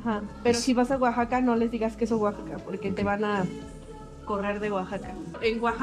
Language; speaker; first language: Spanish; native; Spanish